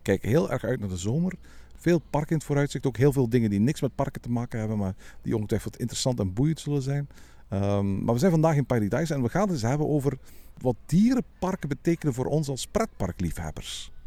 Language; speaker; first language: Dutch; native; Dutch